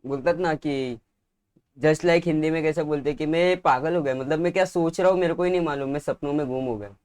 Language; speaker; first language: Hindi; non-native, local second language; Marathi